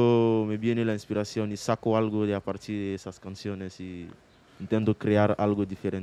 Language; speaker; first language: Spanish; non-native, fluent; Mandingo